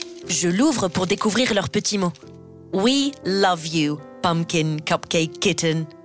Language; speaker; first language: French; native; French